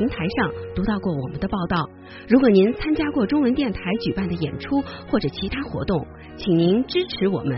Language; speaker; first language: Chinese; native; Chinese